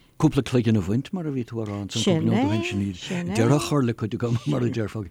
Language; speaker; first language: Irish; non-native, local second language; English